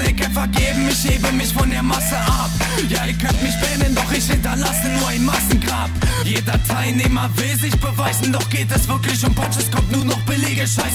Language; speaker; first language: German; native; German